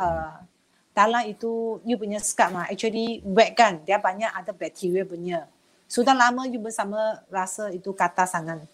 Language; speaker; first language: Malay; non-native, local second language; Chinese